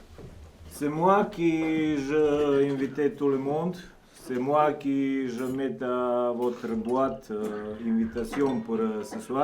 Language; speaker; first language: French; non-native, local second language; Serbian